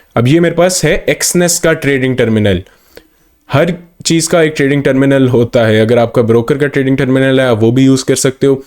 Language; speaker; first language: Urdu; non-native, local second language; Punjabi